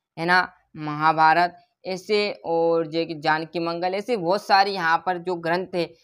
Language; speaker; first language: Hindi; native; Hindi